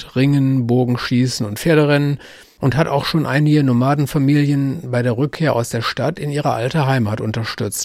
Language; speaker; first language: German; native; German